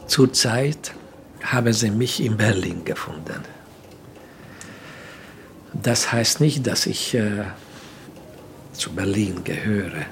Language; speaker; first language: German; non-native, fluent; Hungarian